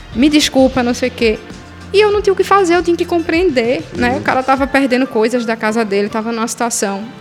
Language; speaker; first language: Portuguese; native; Portuguese